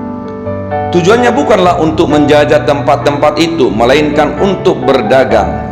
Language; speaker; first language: Indonesian; native; Indonesian